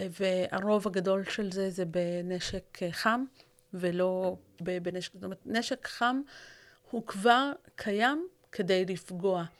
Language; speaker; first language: Hebrew; non-native, local second language; Arabic